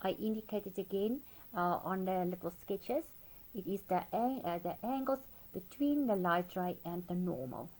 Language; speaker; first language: English; non-native, local second language; Afrikaans